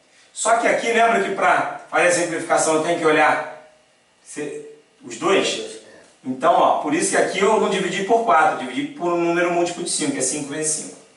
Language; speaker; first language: Portuguese; native; Portuguese